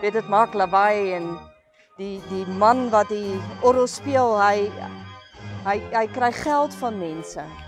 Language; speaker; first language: Afrikaans; early bilingual, heritage; Afrikaans